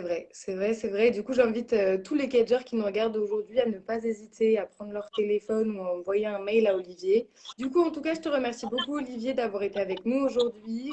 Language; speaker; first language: French; native; French